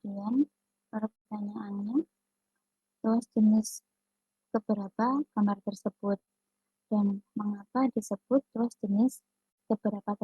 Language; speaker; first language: Indonesian; native; Indonesian